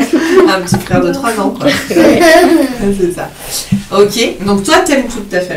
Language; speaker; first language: French; native; French